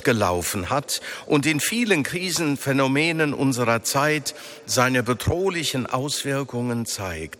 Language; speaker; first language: German; native; German